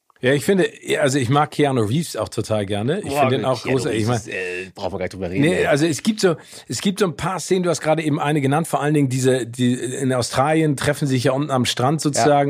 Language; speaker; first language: German; native; German